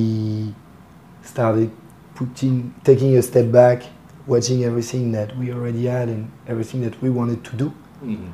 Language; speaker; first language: English; non-native, fluent; French